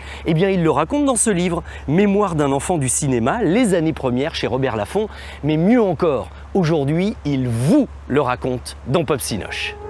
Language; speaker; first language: French; native; French